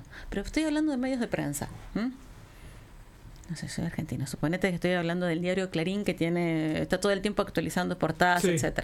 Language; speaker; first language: Spanish; native; Spanish